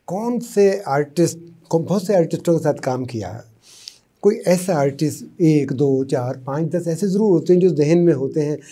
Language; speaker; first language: Urdu; non-native, local second language; Punjabi